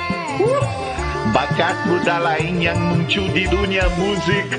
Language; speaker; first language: Indonesian; non-native, fluent; Portuguese